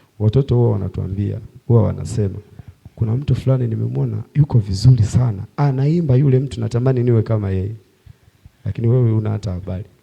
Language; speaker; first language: Swahili; native; Swahili